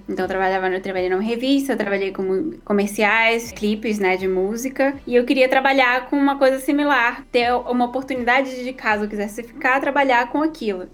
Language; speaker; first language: Portuguese; early bilingual, other home language; Spanish